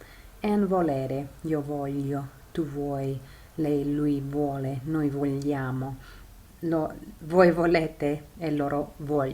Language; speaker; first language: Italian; non-native, fluent; English